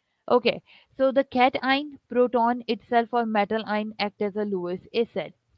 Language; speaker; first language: English; non-native, local second language; Urdu